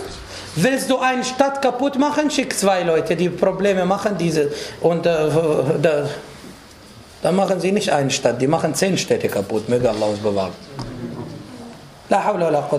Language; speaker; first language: German; non-native, fluent; Arabic